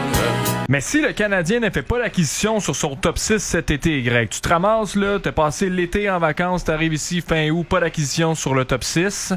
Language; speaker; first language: French; native; French